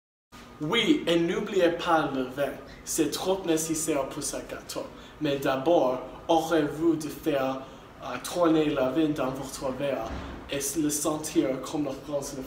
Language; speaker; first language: French; non-native, learner; English